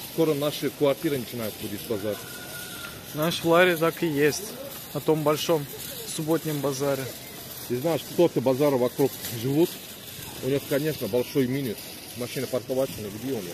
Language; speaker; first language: Russian; non-native, learner; Turkish